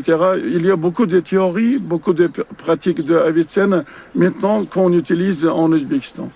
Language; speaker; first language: French; non-native, learner; Uzbek